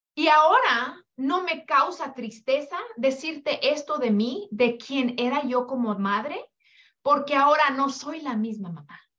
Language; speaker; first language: Spanish; early bilingual, heritage; Spanish